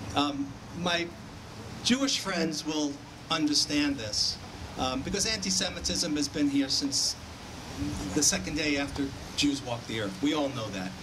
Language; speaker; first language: English; native; English